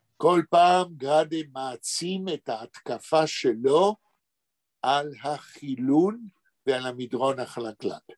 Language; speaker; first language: Hebrew; non-native, fluent; Spanish